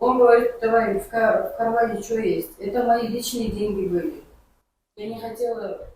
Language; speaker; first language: Russian; non-native, local second language; Kyrgyz